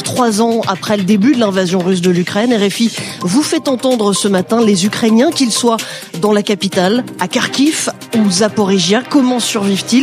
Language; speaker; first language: French; native; French